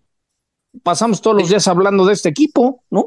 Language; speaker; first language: Spanish; native; Spanish